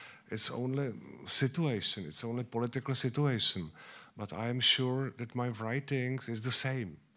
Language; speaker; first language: English; non-native, learner; Czech